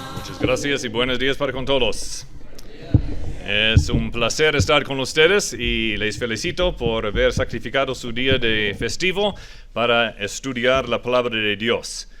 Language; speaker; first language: Spanish; non-native, fluent; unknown